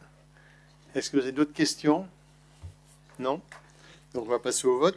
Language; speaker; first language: French; native; French